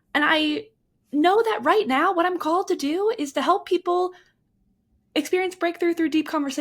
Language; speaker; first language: English; native; English